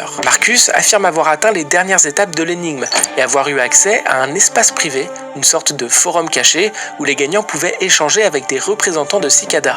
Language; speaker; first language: French; native; French